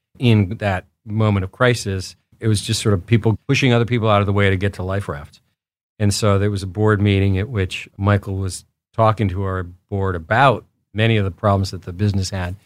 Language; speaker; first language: English; early bilingual, other home language; Spanish